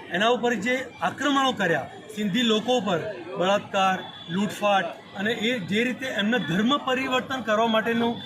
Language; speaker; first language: Gujarati; non-native, local second language; Sindhi